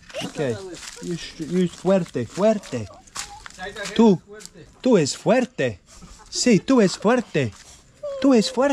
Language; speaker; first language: Spanish; non-native, learner; English